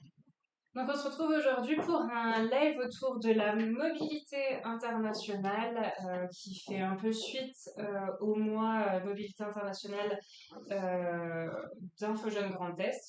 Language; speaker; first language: French; native; French